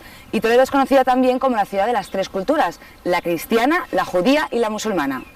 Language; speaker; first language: Spanish; native; Spanish